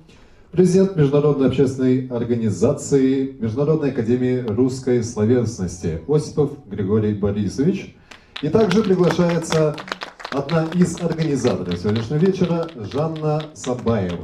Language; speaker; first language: Russian; native; Russian